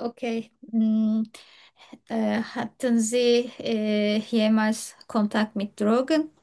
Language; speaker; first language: German; non-native, learner; Turkish